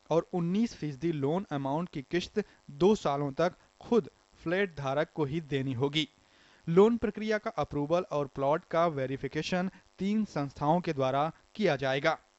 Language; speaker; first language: Hindi; non-native, local second language; Marathi